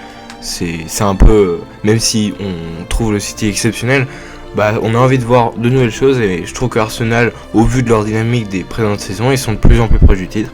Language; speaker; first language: French; native; French